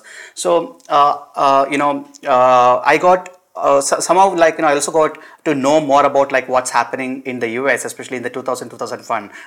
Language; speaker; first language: English; non-native, local second language; Malayalam